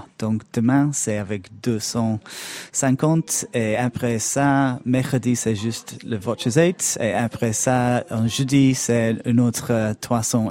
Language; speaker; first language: French; non-native, learner; English